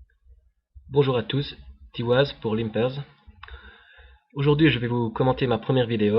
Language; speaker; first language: French; native; French